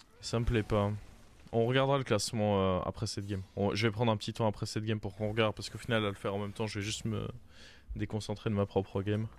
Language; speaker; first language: French; native; French